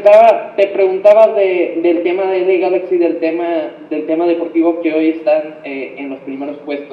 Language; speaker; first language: Spanish; early bilingual, heritage; Spanish